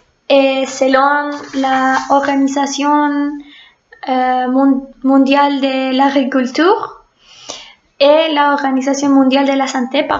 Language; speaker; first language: French; non-native, fluent; Spanish